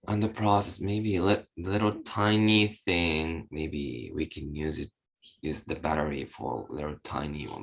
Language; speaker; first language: English; non-native, learner; Japanese